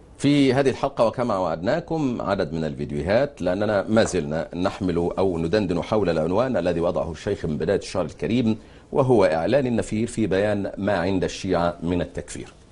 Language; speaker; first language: Arabic; native; Arabic